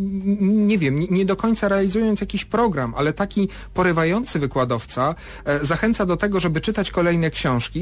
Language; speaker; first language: Polish; native; Polish